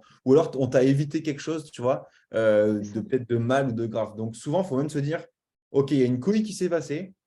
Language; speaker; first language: French; native; French